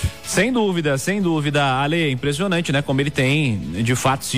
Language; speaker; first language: Portuguese; native; Portuguese